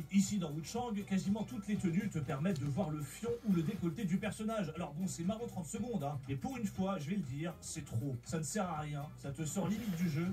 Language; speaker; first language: French; native; French